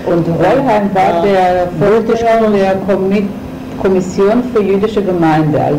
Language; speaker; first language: German; non-native, fluent; Hebrew